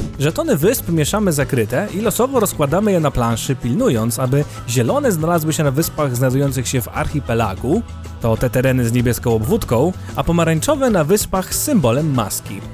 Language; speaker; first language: Polish; native; Polish